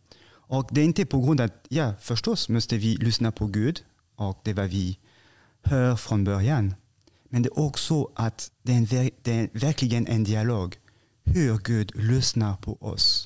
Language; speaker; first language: Swedish; non-native, fluent; French